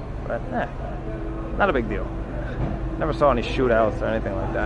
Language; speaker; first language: English; native; English